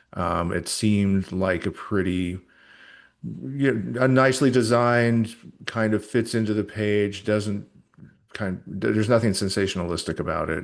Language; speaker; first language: English; native; English